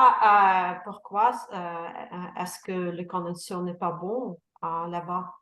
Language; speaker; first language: French; non-native, learner; Russian